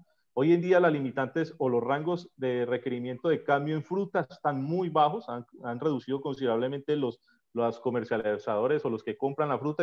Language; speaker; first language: Spanish; native; Spanish